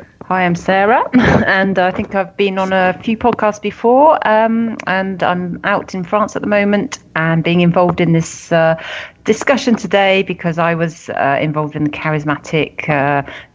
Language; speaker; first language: English; native; English